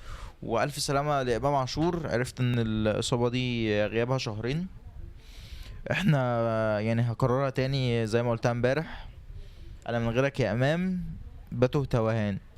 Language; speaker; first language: Arabic; native; Arabic